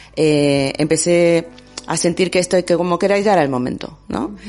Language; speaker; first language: Spanish; native; Spanish